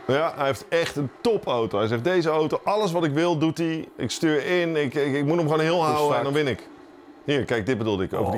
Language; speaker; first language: Dutch; native; Dutch